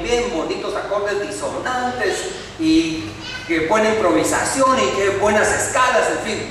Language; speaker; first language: Spanish; native; Spanish